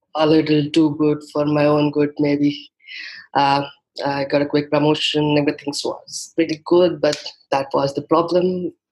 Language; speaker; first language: English; non-native, local second language; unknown